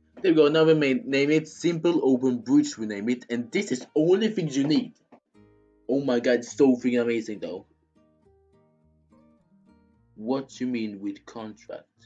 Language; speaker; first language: English; non-native, fluent; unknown